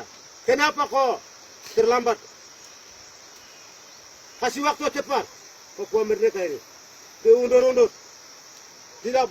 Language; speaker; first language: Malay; non-native, local second language; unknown